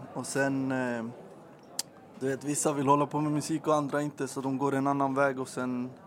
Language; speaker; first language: Swedish; native; Swedish